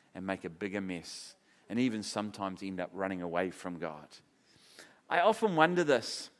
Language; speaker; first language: English; native; English